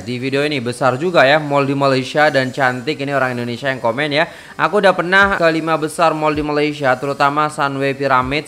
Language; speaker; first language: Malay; non-native, local second language; Javanese